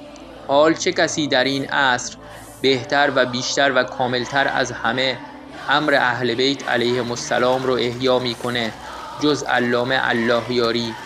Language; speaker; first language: Persian; native; Persian